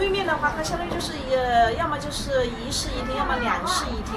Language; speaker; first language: Chinese; native; Chinese